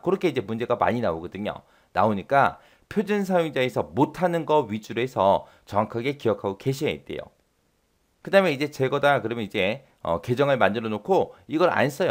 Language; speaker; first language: Korean; native; Korean